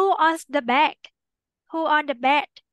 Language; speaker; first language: English; non-native, fluent; Vietnamese